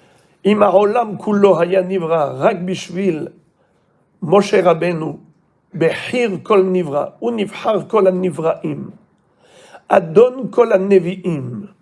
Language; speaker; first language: Hebrew; non-native, fluent; French